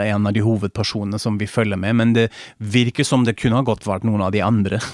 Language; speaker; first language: Norwegian; non-native, fluent; German